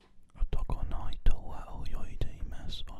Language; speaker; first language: Japanese; non-native, learner; English